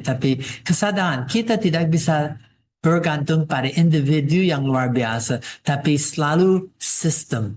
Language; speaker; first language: Indonesian; non-native, fluent; English